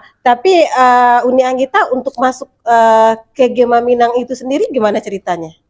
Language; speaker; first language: Indonesian; non-native, local second language; Minangkabau